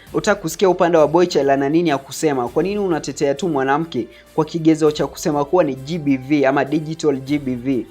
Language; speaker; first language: Swahili; native; Swahili